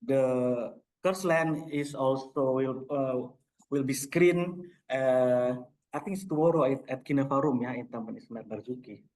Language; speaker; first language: English; non-native, local second language; Indonesian